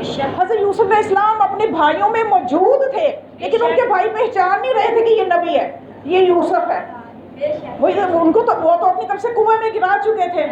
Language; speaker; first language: Urdu; native; Urdu